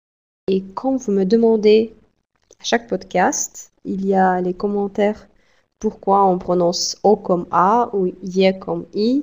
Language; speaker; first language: French; non-native, fluent; Russian